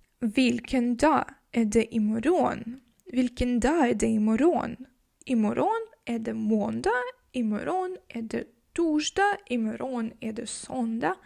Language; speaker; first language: Swedish; non-native, fluent; Ukrainian